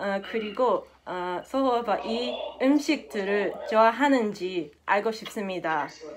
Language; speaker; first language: Korean; non-native, learner; English